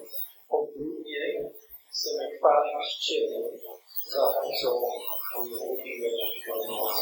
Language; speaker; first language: Polish; non-native, learner; English